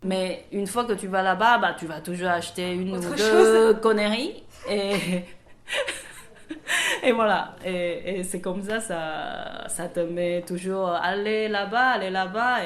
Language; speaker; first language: French; non-native, fluent; Chinese